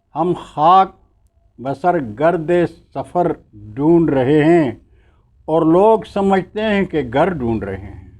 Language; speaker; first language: Urdu; non-native, local second language; Pashto